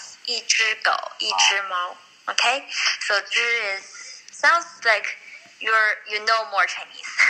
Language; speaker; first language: English; non-native, fluent; Chinese